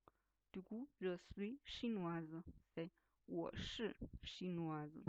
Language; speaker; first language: French; non-native, fluent; Chinese